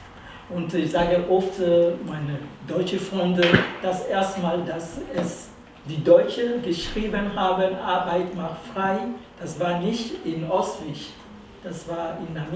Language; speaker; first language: German; non-native, fluent; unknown